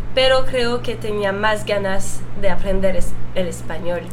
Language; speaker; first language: Spanish; non-native, fluent; French